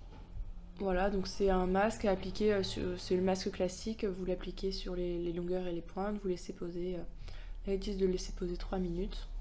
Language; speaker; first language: French; native; French